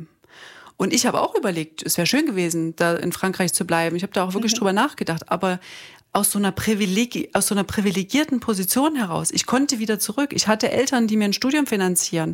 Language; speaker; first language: German; native; German